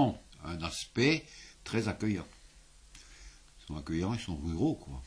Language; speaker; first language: French; native; French